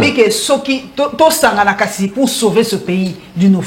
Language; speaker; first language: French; non-native, local second language; Lingala